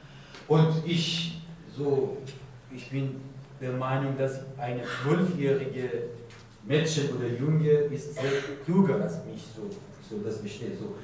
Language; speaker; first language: German; non-native, learner; Persian